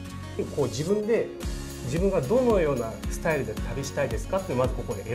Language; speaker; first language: Japanese; native; Japanese